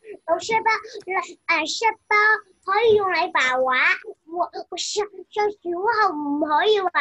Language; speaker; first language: Cantonese; early bilingual, other home language; Chinese